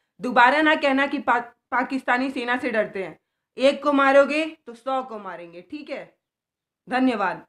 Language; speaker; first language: Hindi; native; Hindi